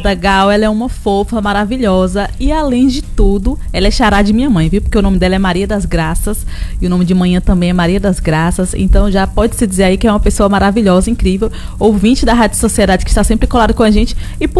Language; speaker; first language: Portuguese; native; Portuguese